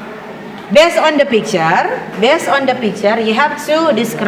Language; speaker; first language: English; non-native, fluent; Indonesian